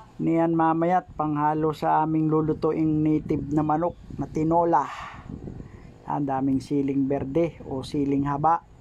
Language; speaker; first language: Filipino; native; Filipino